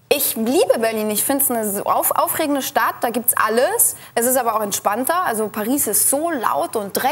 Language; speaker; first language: German; native; German